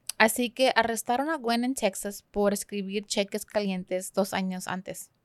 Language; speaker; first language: Spanish; early bilingual, heritage; Spanish